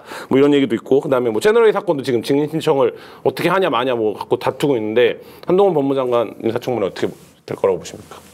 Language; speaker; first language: Korean; native; Korean